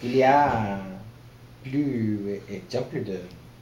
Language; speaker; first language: French; non-native, learner; Portuguese